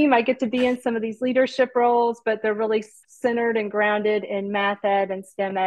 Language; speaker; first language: English; native; English